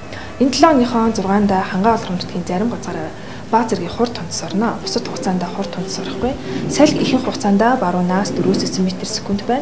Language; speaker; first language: Mongolian; native; Mongolian